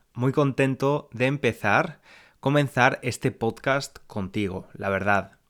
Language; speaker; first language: Spanish; native; Spanish